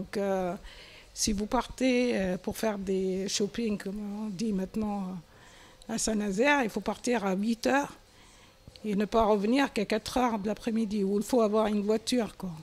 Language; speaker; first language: French; non-native, local second language; Arabic